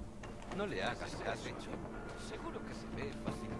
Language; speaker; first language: Spanish; native; Spanish